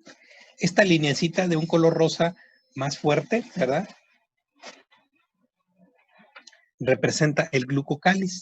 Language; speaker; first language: Spanish; native; Spanish